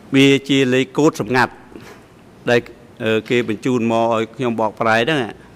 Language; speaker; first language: Khmer; native; Khmer